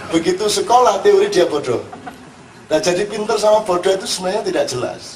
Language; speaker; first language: Indonesian; non-native, local second language; Javanese